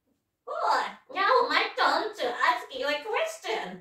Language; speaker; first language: English; non-native, learner; Russian